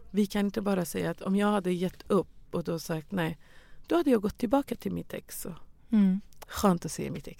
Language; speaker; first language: Swedish; non-native, fluent; Persian